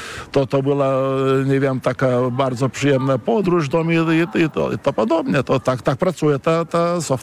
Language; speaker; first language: Polish; non-native, fluent; Lithuanian